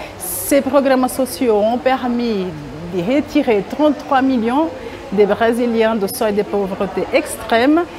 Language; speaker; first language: French; non-native, fluent; Portuguese